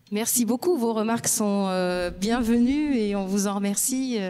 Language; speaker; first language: French; non-native, local second language; Berber languages